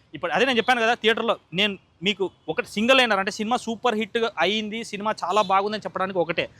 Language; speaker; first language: Telugu; native; Telugu